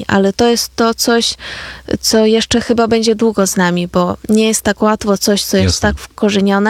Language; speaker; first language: Polish; non-native, fluent; Ukrainian